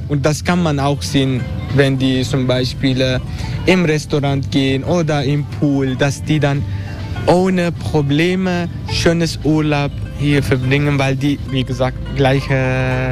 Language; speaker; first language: German; non-native, learner; Turkish